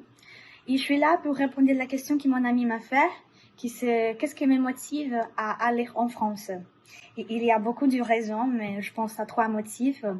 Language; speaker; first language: French; non-native, learner; Portuguese